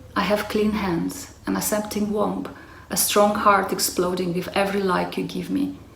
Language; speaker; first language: English; non-native, fluent; Romanian